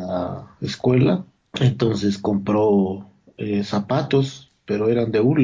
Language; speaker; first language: Spanish; non-native, local second language; Zapotec